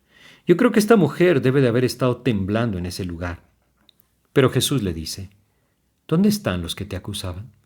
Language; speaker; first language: Spanish; native; Spanish